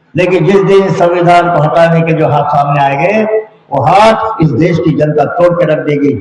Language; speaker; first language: Hindi; non-native, local second language; Marathi